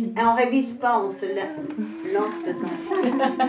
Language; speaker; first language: French; native; French